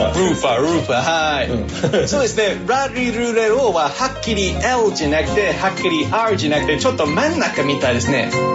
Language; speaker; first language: Japanese; non-native, fluent; English